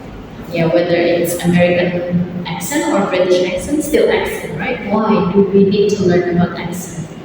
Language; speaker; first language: English; non-native, fluent; Indonesian